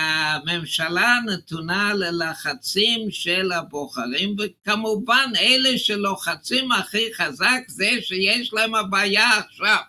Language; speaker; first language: Hebrew; non-native, fluent; English